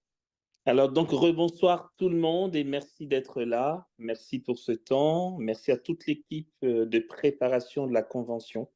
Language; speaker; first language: French; native; French